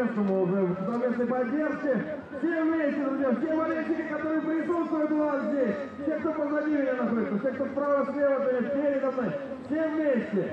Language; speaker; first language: Russian; native; Russian